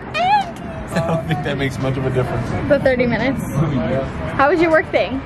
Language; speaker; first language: English; native; English